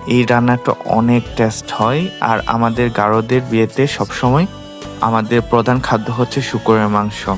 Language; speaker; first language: Bangla; non-native, local second language; Garo